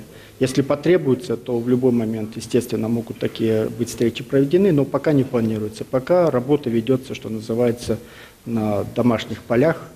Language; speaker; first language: Russian; native; Russian